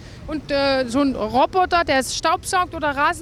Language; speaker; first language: German; native; German